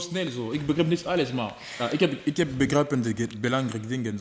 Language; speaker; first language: Dutch; non-native, learner; French